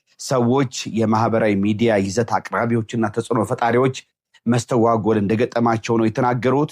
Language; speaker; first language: Amharic; native; Amharic